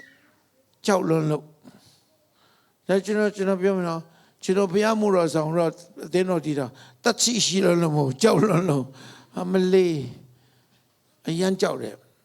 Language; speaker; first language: Burmese; non-native, local second language; Tedim Chin